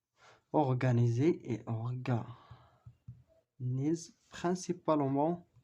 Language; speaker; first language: French; non-native, local second language; Arabic